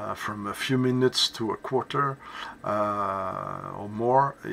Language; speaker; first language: English; non-native, fluent; French